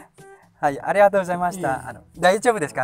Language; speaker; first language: Japanese; non-native, learner; Indonesian